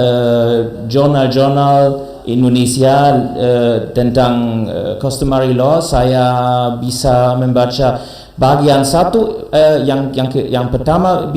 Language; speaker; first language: Indonesian; non-native, learner; German